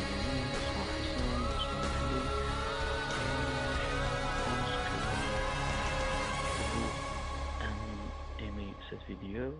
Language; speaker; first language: French; non-native, learner; Arabic